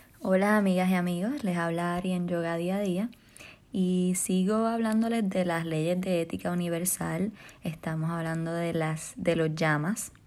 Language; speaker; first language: Spanish; native; Spanish